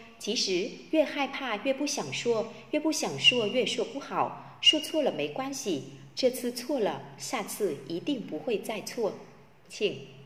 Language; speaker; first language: Chinese; non-native, fluent; Vietnamese